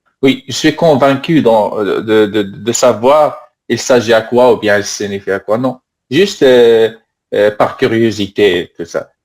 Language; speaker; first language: French; non-native, learner; Arabic